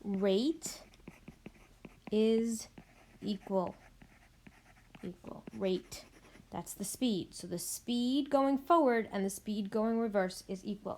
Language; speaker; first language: English; native; English